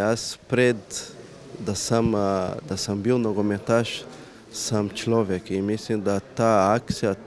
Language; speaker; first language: Slovenian; non-native, fluent; Portuguese